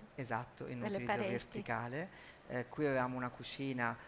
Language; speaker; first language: Italian; native; Italian